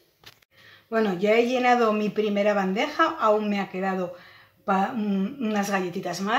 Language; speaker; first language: Spanish; native; Spanish